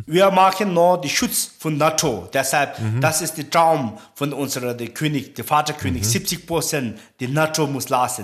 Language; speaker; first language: German; non-native, learner; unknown